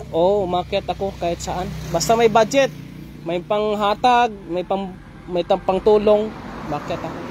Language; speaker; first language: Filipino; non-native, local second language; Cebuano